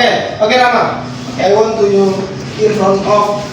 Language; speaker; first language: English; non-native, learner; Indonesian